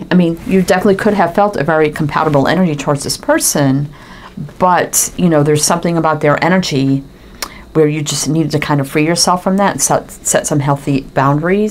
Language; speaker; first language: English; native; English